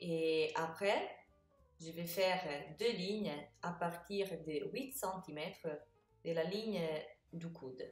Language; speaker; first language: French; non-native, fluent; Italian